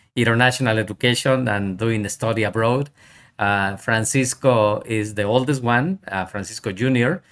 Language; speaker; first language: English; non-native, fluent; Spanish